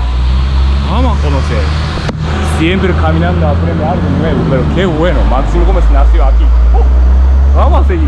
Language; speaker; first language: Spanish; non-native, learner; Japanese